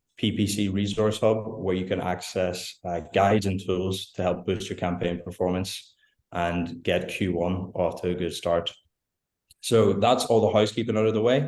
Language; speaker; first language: English; native; English